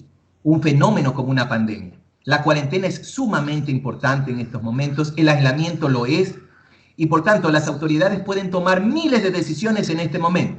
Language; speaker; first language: Spanish; native; Spanish